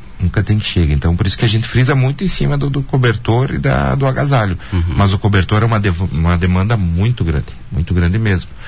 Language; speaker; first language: Portuguese; native; Portuguese